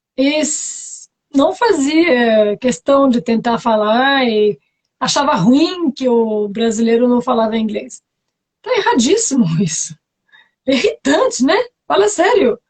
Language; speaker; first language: Portuguese; non-native, fluent; French